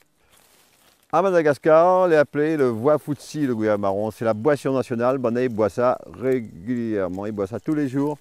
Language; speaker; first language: French; native; French